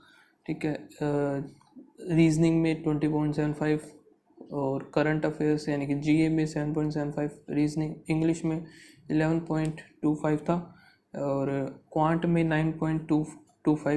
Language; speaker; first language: Hindi; native; Hindi